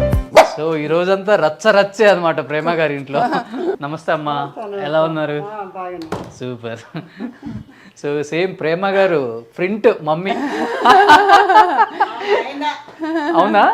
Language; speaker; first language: Telugu; native; Telugu